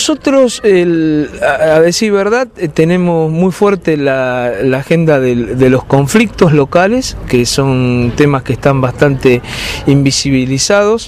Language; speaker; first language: Spanish; native; Spanish